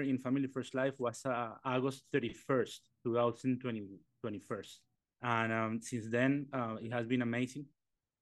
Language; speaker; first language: English; non-native, fluent; Spanish